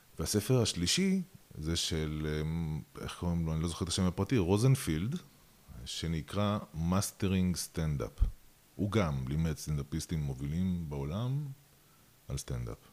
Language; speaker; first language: Hebrew; early bilingual, other home language; Russian